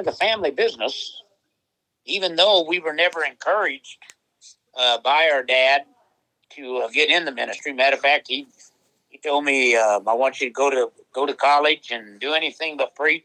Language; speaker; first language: English; native; English